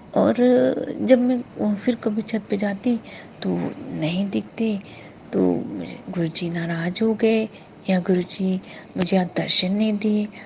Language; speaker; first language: Hindi; native; Hindi